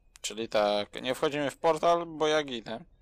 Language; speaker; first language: Polish; native; Polish